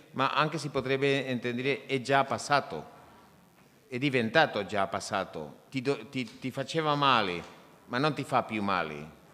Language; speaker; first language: Italian; non-native, fluent; Spanish